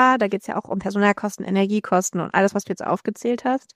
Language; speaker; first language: German; native; German